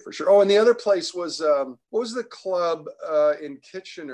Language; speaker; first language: English; native; English